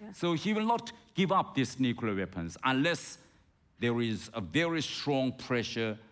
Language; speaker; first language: English; non-native, fluent; Korean